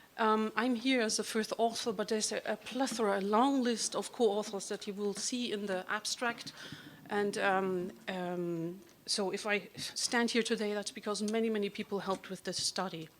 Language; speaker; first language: English; non-native, fluent; German